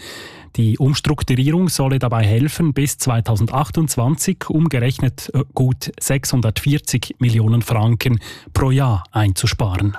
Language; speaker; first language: German; native; German